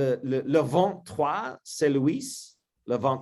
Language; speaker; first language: French; non-native, learner; English